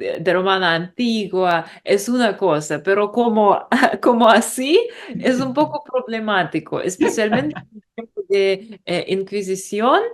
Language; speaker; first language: Spanish; non-native, learner; English